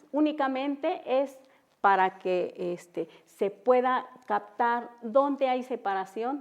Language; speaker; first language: Spanish; non-native, local second language; Mixtepec Mixtec